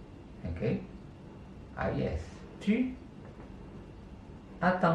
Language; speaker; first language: French; non-native, fluent; Indonesian